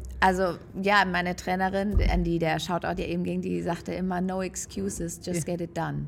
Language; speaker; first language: German; early bilingual, other home language; Persian